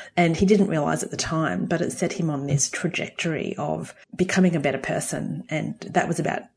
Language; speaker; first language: English; native; English